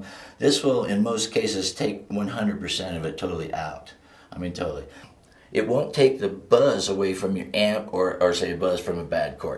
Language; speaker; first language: English; native; English